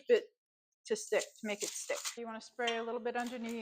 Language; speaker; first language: English; native; English